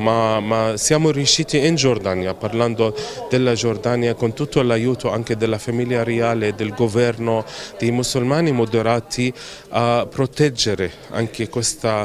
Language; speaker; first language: Italian; non-native, fluent; Arabic